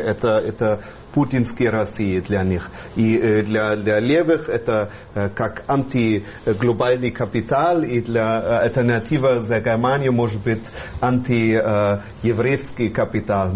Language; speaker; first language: Russian; non-native, fluent; German